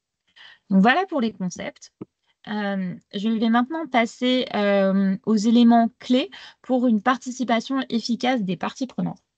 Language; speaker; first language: French; native; French